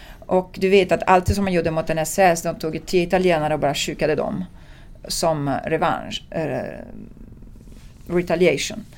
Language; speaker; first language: Swedish; non-native, fluent; Italian